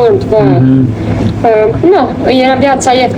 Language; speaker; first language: Romanian; non-native, fluent; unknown